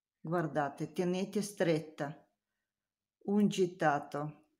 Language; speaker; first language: Italian; non-native, learner; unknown